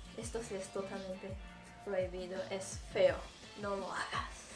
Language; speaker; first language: Spanish; non-native, fluent; Portuguese